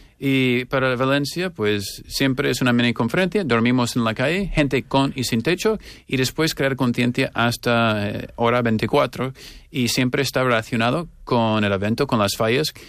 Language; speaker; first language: Spanish; non-native, fluent; English